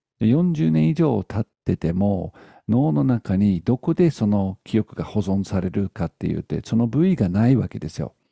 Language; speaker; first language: Japanese; native; Japanese